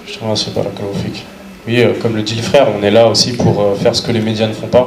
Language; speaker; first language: French; native; French